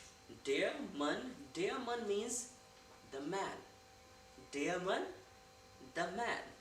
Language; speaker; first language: German; non-native, learner; Hindi